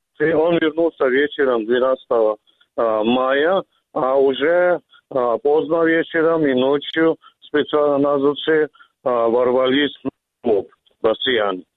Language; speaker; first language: Russian; non-native, local second language; Georgian